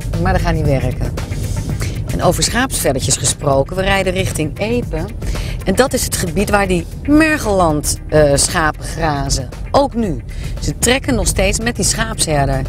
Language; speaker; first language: Dutch; native; Dutch